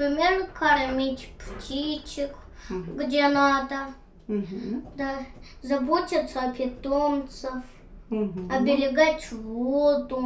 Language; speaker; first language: Russian; early bilingual, heritage; Russian